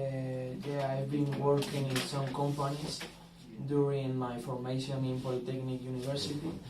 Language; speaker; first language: English; non-native, learner; Spanish